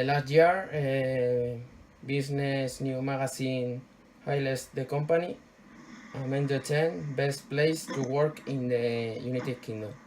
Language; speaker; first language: English; non-native, learner; Spanish